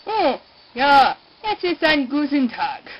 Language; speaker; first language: German; non-native, learner; English